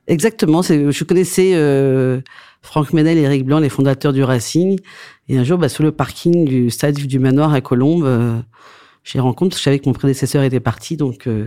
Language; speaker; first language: French; native; French